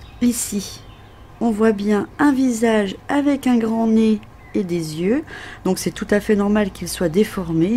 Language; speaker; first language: French; native; French